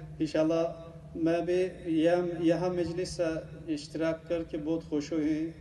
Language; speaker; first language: Urdu; non-native, learner; Turkish